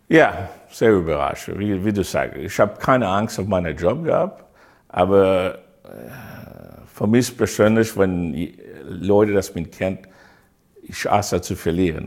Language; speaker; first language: German; non-native, learner; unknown